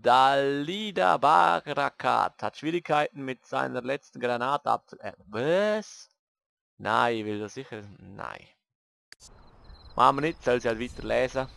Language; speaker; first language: German; native; German